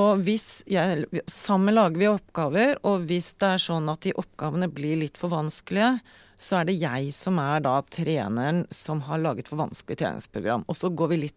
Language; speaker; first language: Norwegian; native; Norwegian